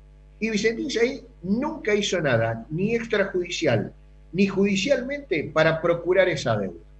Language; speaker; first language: Spanish; native; Spanish